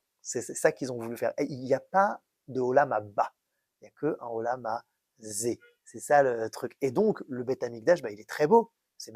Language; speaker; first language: French; native; French